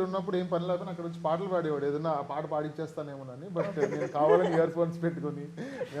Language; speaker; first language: Telugu; native; Telugu